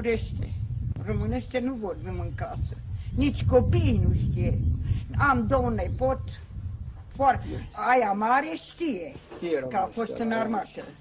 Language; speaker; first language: Romanian; non-native, local second language; Hungarian